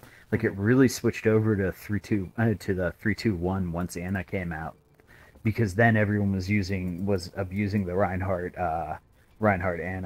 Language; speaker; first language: English; native; English